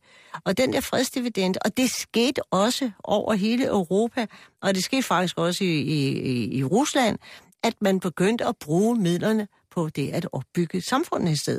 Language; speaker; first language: Danish; native; Danish